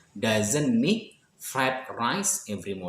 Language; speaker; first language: English; non-native, fluent; Indonesian